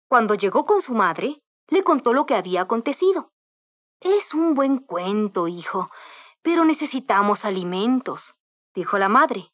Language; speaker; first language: Spanish; native; Spanish